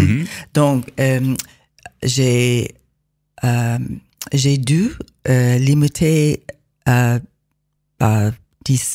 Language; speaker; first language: French; non-native, learner; English